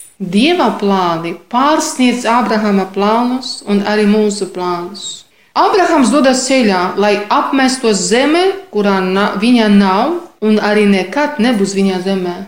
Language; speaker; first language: Latvian; non-native, fluent; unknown